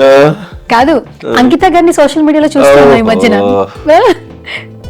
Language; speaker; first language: Telugu; native; Telugu